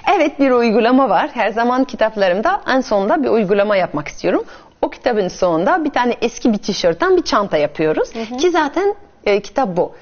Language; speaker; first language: Turkish; non-native, fluent; French